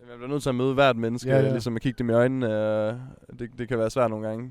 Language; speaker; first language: Danish; native; Danish